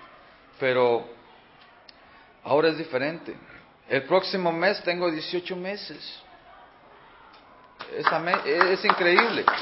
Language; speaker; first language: Spanish; early bilingual, heritage; Spanish